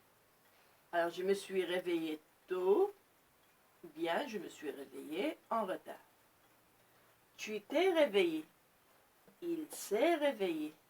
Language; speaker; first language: French; non-native, local second language; Arabic